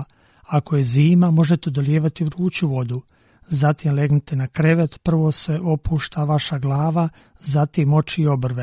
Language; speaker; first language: Croatian; non-native, fluent; Chinese